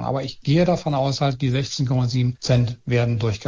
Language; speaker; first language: German; native; German